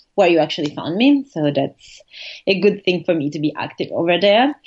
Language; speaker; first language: English; non-native, fluent; Italian